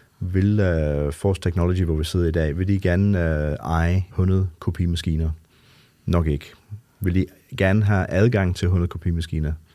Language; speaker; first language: Danish; non-native, fluent; English